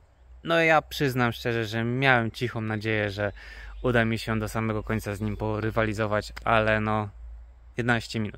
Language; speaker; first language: Polish; native; Polish